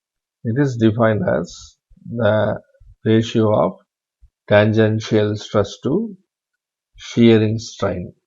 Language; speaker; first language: English; non-native, local second language; Tamil